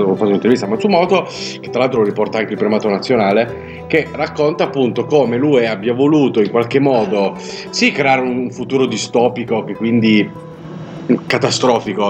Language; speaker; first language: Italian; native; Italian